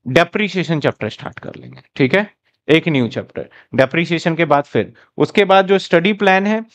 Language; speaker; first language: Hindi; native; Hindi